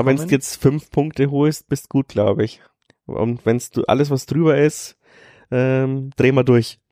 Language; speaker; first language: German; native; German